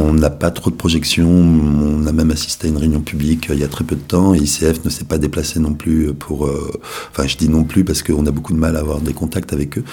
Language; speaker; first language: French; native; French